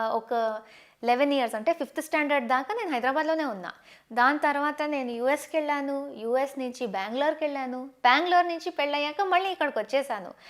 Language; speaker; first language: Telugu; non-native, local second language; Tamil